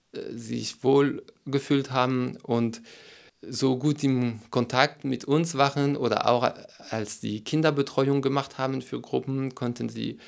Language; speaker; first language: German; non-native, fluent; French